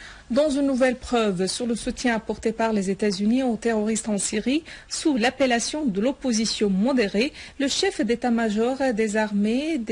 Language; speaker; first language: French; non-native, fluent; Arabic